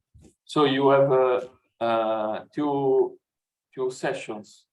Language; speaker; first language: English; non-native, fluent; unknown